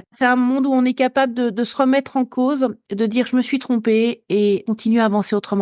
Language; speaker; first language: French; native; French